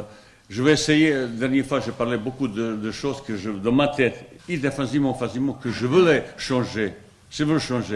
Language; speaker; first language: French; non-native, fluent; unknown